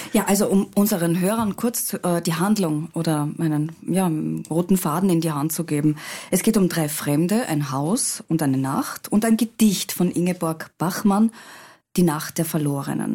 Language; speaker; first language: German; native; German